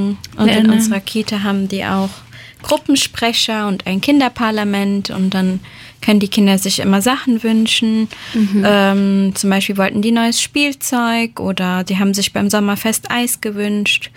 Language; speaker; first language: German; early bilingual, other home language; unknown